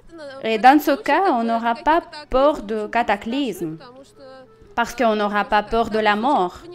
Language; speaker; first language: French; non-native, fluent; Russian